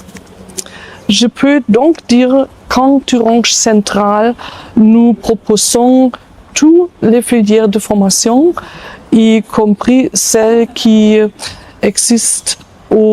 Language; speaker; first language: French; non-native, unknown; German